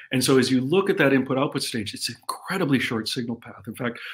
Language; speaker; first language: English; native; English